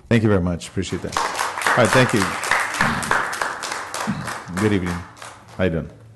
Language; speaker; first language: English; native; English